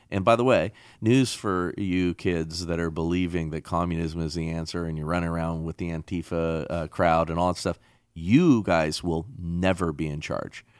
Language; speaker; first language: English; native; English